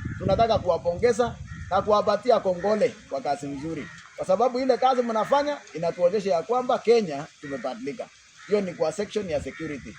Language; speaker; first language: Swahili; non-native, local second language; Kalenjin